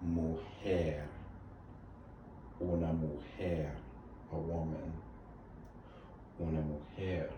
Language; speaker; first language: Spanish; non-native, learner; English